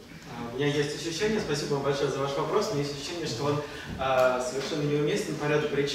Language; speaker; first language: Russian; native; Russian